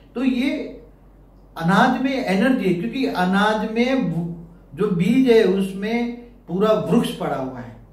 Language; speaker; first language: Hindi; non-native, local second language; Gujarati